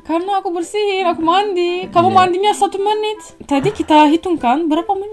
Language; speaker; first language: Indonesian; non-native, fluent; Turkish